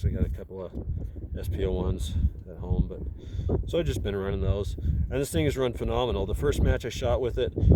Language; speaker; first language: English; native; English